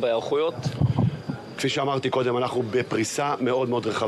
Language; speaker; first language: Hebrew; native; Hebrew